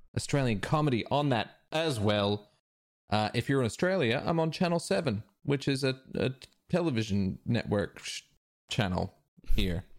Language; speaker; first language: English; native; English